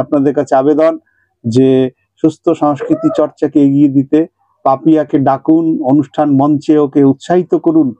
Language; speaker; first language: Bangla; native; Bangla